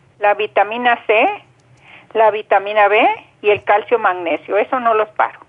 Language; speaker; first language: Spanish; native; Spanish